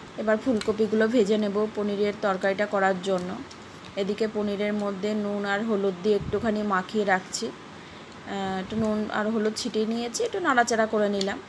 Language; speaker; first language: Bangla; native; Bangla